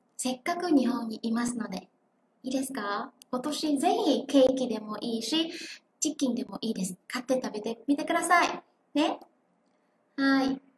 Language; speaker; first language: Japanese; non-native, fluent; Vietnamese